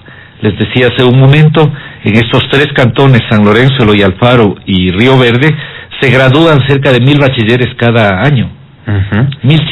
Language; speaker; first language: Spanish; native; Spanish